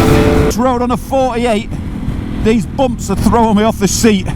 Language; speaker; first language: English; native; English